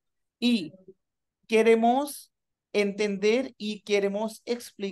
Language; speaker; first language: Spanish; non-native, fluent; Hindi